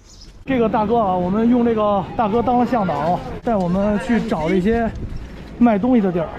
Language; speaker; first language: Chinese; native; Chinese